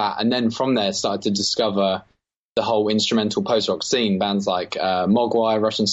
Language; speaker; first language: English; native; English